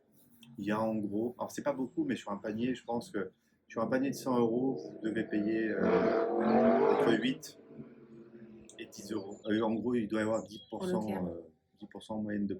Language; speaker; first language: French; native; French